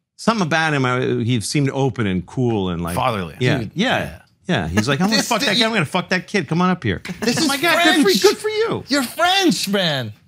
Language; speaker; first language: English; native; English